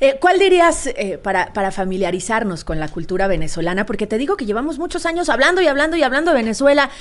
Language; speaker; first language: Spanish; native; Spanish